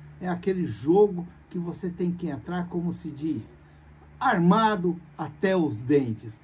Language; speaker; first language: Portuguese; native; Portuguese